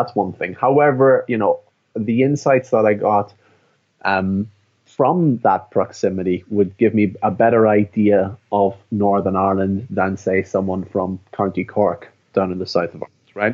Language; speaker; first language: English; native; English